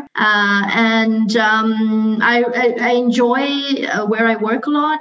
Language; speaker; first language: English; non-native, local second language; Urdu